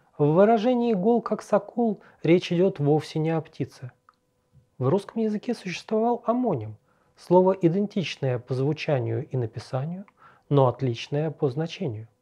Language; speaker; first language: Russian; native; Russian